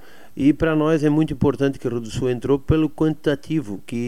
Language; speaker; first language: Portuguese; native; Portuguese